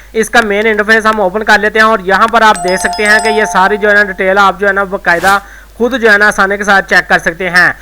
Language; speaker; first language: Urdu; non-native, local second language; Punjabi